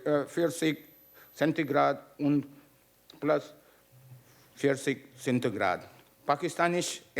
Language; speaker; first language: German; non-native, learner; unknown